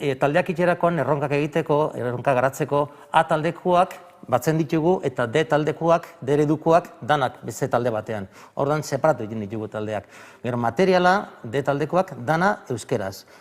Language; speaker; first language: Basque; native; Basque